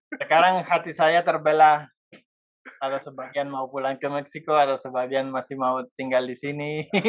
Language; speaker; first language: Indonesian; non-native, fluent; Spanish